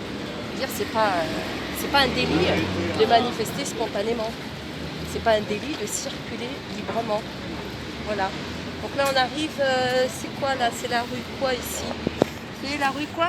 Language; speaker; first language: French; native; French